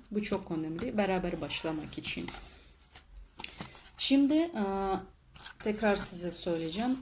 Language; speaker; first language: Turkish; non-native, learner; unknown